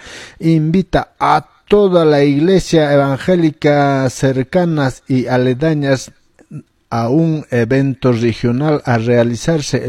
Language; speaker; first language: Spanish; non-native, local second language; Quechua